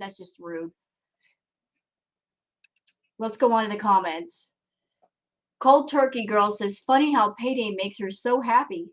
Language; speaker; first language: English; native; English